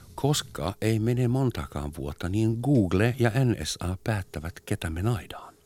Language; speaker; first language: Finnish; non-native, fluent; German